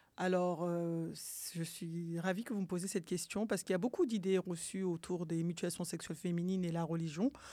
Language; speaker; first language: French; early bilingual, other home language; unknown